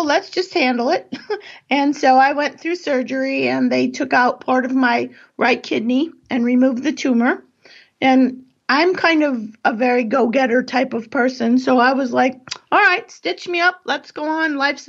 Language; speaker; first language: English; native; English